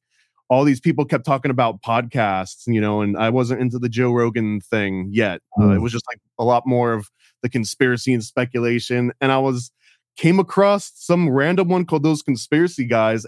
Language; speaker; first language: English; native; English